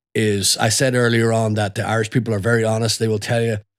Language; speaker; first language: English; native; English